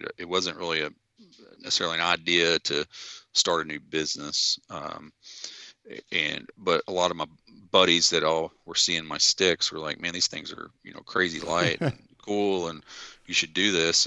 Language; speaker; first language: English; native; English